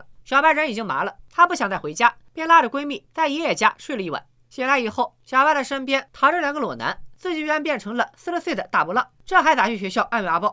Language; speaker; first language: Chinese; native; Chinese